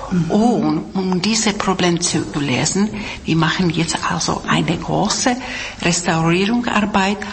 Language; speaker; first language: German; non-native, fluent; Czech